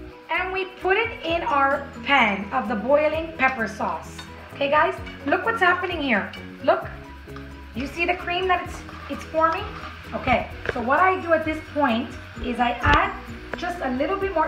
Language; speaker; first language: English; native; English